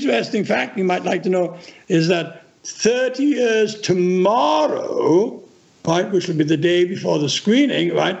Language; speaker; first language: English; native; English